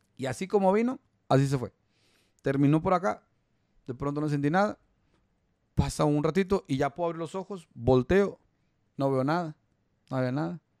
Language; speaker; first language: Spanish; native; Spanish